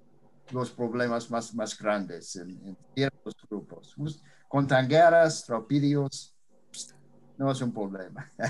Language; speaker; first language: Spanish; non-native, fluent; English